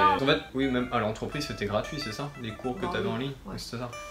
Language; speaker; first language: French; native; French